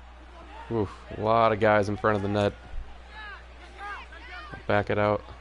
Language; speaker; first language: English; native; English